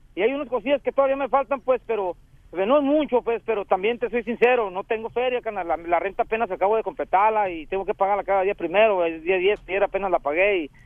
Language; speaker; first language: Spanish; native; Spanish